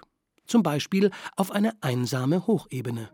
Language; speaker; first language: German; native; German